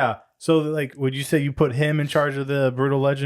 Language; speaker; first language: English; native; English